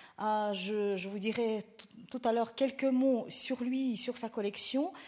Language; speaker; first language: French; non-native, fluent; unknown